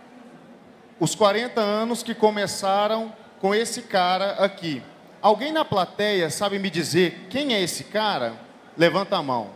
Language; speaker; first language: Portuguese; native; Portuguese